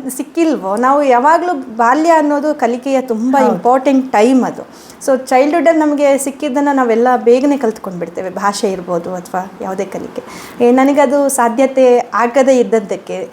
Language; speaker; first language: Kannada; native; Kannada